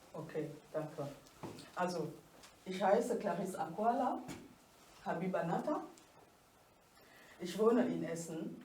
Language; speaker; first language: German; non-native, fluent; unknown